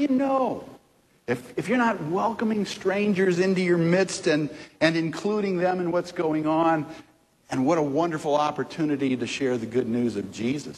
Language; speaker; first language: English; native; English